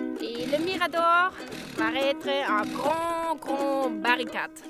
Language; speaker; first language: French; non-native, learner; German